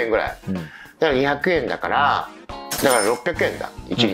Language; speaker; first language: Japanese; native; Japanese